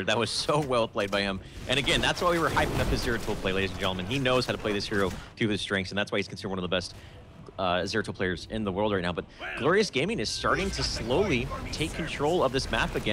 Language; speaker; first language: English; native; English